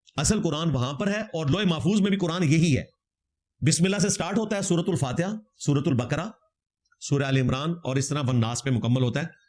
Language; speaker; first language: Urdu; native; Urdu